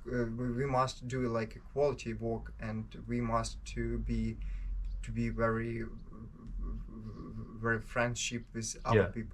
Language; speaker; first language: English; non-native, learner; Ukrainian